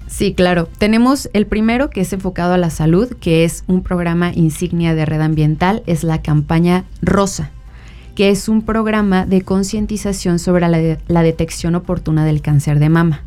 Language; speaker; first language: Spanish; native; Spanish